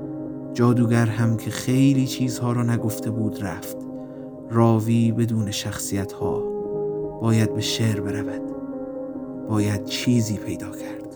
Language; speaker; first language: Persian; native; Persian